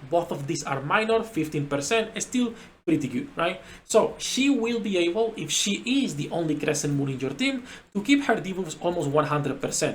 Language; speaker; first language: English; non-native, fluent; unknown